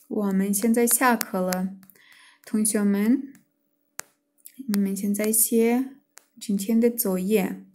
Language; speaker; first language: Chinese; non-native, fluent; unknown